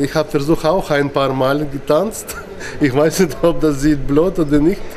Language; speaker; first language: German; non-native, learner; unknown